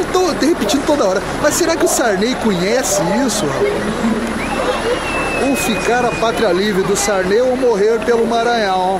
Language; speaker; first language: Portuguese; native; Portuguese